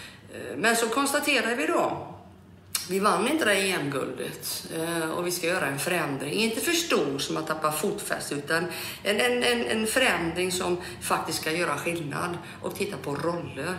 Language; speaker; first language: Swedish; native; Swedish